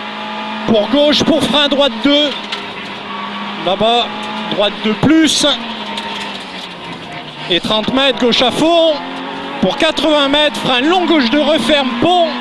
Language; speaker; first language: French; native; French